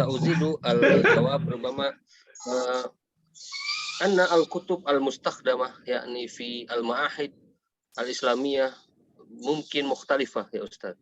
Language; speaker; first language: Arabic; non-native, fluent; Indonesian